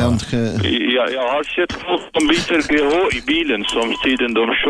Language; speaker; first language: Swedish; non-native, learner; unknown